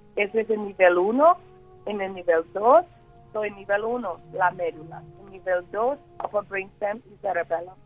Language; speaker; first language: Spanish; non-native, learner; English